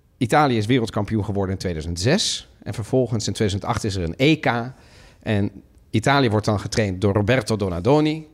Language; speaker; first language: Dutch; early bilingual, other home language; Italian